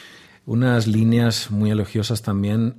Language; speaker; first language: Spanish; native; Spanish